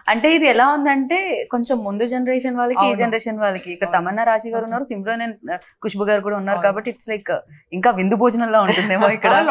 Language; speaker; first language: Telugu; native; Telugu